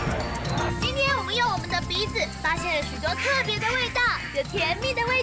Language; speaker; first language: Chinese; native; Chinese